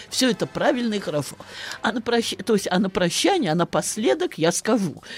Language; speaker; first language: Russian; native; Russian